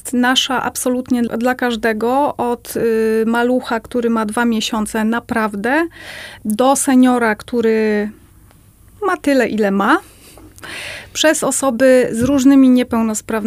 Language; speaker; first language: Polish; native; Polish